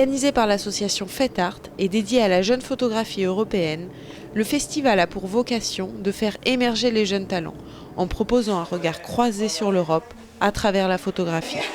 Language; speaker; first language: French; native; French